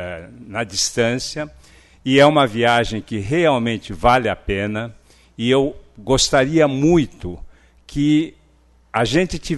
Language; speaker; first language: Portuguese; early bilingual, other home language; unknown